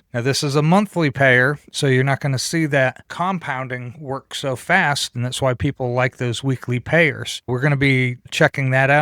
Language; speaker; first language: English; native; English